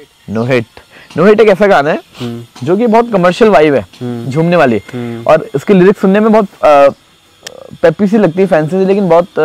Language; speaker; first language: Hindi; non-native, local second language; Garhwali